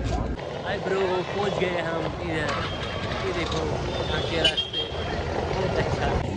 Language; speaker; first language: Hindi; non-native, local second language; Kashmiri